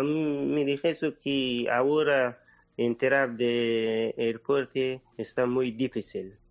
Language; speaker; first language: Spanish; non-native, learner; Persian